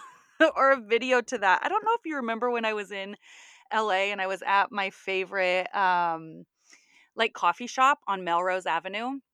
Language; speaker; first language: English; native; English